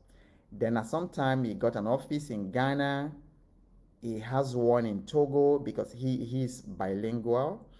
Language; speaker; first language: English; non-native, local second language; Igbo